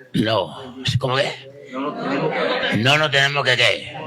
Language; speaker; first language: Spanish; native; Spanish